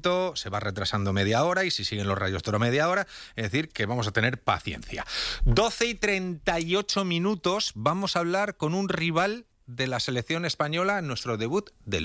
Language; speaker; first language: Spanish; native; Spanish